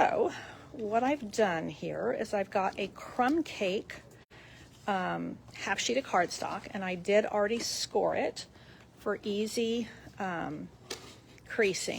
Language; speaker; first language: English; native; English